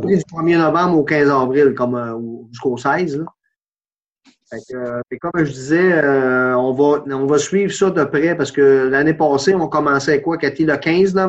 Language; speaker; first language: French; native; French